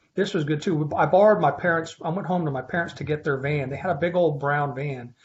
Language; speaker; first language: English; native; English